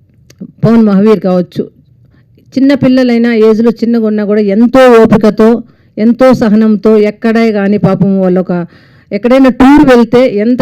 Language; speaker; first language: Telugu; native; Telugu